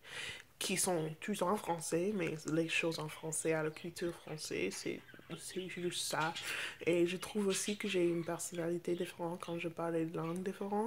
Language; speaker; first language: French; non-native, fluent; English